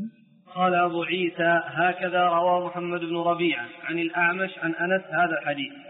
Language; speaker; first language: Arabic; native; Arabic